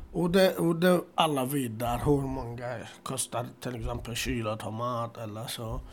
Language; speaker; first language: Swedish; non-native, learner; Assyrian Neo-Aramaic